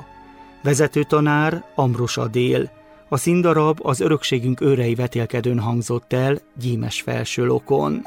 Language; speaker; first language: Hungarian; native; Hungarian